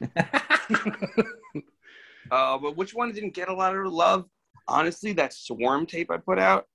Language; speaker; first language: English; native; English